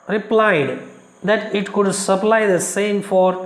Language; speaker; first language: English; non-native, local second language; Kannada